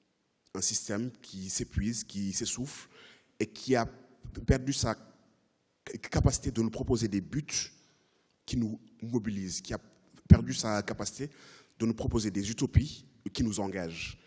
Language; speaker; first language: French; native; French